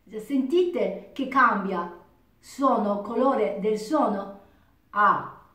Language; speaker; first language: Italian; non-native, learner; Japanese